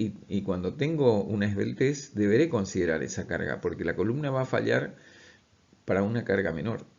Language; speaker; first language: Spanish; native; Spanish